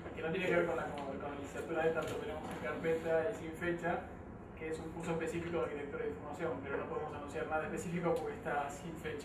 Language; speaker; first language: Spanish; native; Spanish